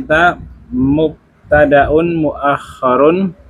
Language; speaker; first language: Arabic; non-native, learner; Indonesian